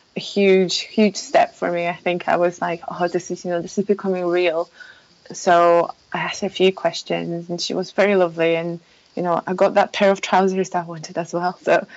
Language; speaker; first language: English; non-native, fluent; Polish